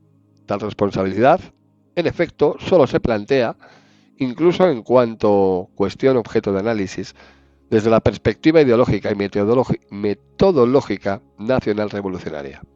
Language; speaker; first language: Spanish; native; Spanish